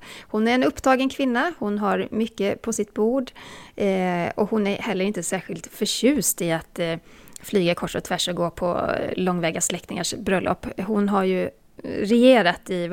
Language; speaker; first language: Swedish; native; Swedish